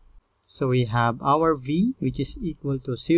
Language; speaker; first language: English; non-native, local second language; Filipino